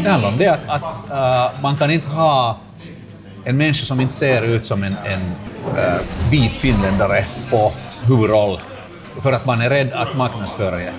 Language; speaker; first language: Swedish; non-native, local second language; Finnish